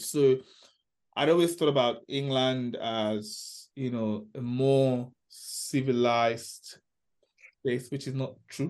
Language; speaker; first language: English; non-native, local second language; Yoruba